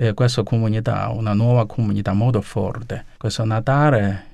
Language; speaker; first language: Italian; non-native, learner; Chinese